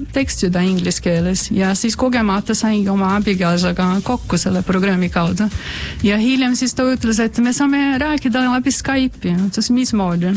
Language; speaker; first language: Estonian; non-native, fluent; Portuguese